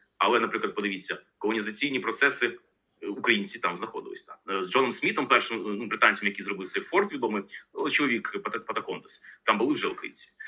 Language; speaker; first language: Ukrainian; native; Ukrainian